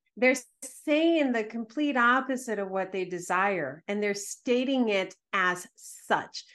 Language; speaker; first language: English; early bilingual, other home language; Spanish